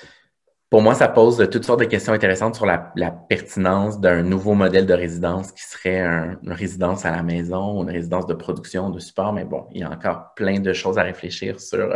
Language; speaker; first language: French; native; French